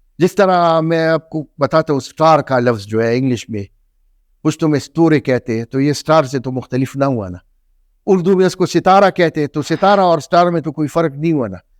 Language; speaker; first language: Urdu; non-native, local second language; Northern Hindko